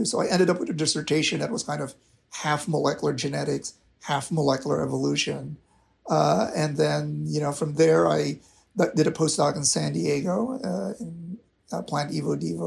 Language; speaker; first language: English; non-native, local second language; Filipino